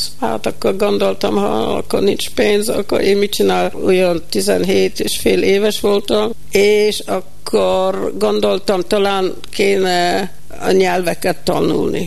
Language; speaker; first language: Hungarian; early bilingual, heritage; Hungarian